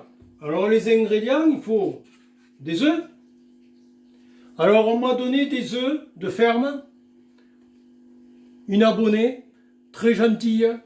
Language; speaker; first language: French; native; French